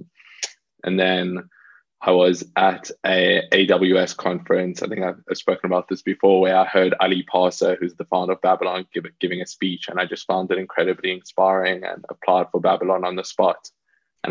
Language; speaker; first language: English; native; English